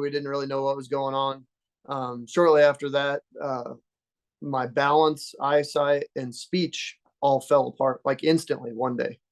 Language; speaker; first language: English; native; English